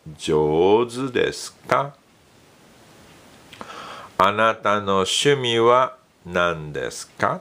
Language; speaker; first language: Japanese; non-native, fluent; English